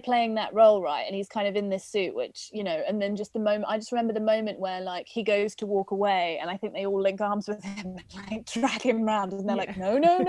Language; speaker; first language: English; native; English